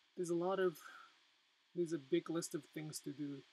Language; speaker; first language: English; non-native, fluent; Japanese